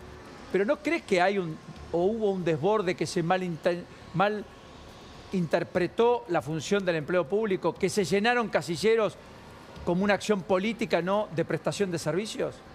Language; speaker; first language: Spanish; native; Spanish